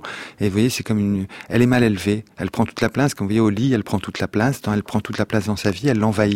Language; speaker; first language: French; native; French